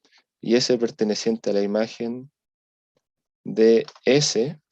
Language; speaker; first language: Spanish; native; Spanish